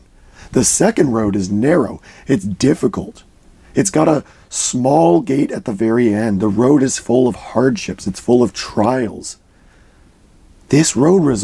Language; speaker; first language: English; native; English